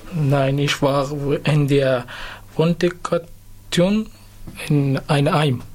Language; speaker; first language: German; non-native, learner; Persian